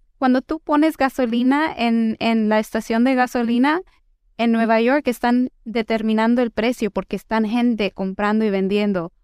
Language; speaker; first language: Spanish; early bilingual, heritage; Spanish